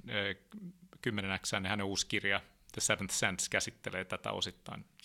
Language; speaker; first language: Finnish; early bilingual, heritage; Finnish